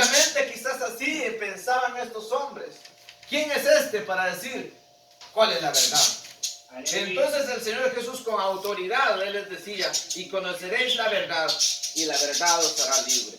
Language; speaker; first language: Spanish; native; Spanish